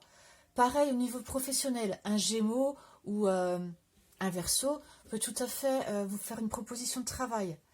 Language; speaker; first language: French; native; French